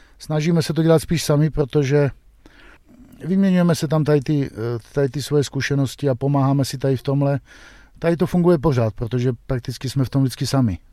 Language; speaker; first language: Czech; native; Czech